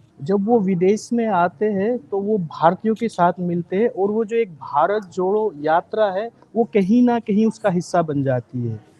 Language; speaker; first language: Hindi; native; Hindi